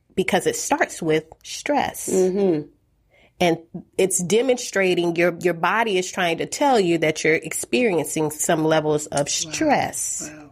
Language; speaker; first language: English; native; English